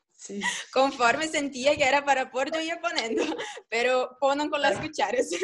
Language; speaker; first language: Spanish; non-native, fluent; Portuguese